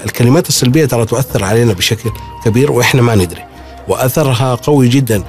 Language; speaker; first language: Arabic; native; Arabic